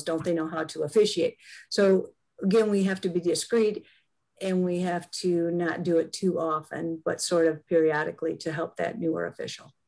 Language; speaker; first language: English; native; English